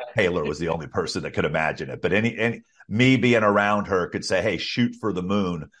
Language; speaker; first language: English; native; English